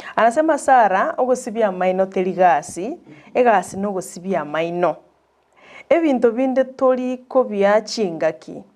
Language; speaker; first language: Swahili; non-native, local second language; Gusii